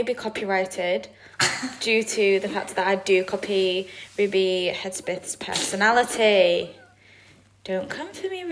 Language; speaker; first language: English; native; English